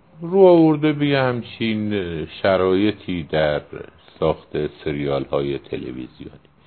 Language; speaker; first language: Persian; non-native, local second language; Kurdish